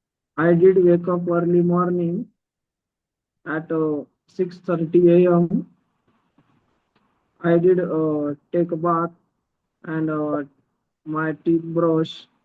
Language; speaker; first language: English; non-native, learner; Marathi